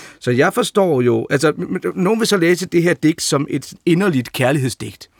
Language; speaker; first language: Danish; native; Danish